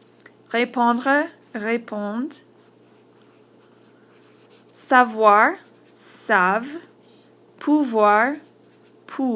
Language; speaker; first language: French; non-native, fluent; English